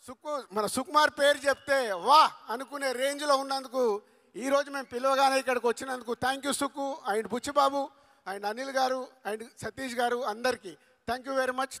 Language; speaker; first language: Telugu; native; Telugu